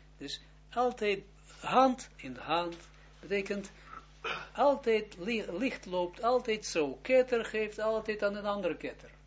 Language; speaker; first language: Dutch; non-native, fluent; Hebrew